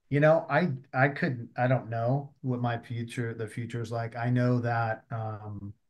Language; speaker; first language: English; native; English